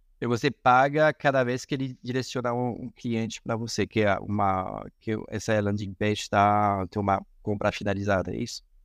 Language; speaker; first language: Portuguese; non-native, fluent; Spanish